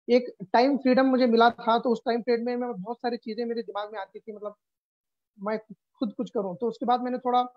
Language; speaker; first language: Hindi; non-native, local second language; Urdu